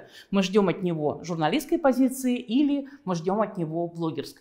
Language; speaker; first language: Russian; native; Russian